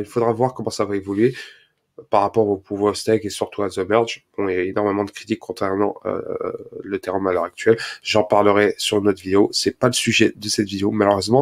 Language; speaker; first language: French; native; French